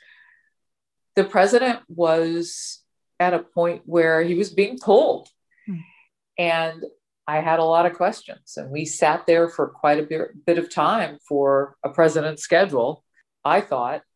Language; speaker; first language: English; native; English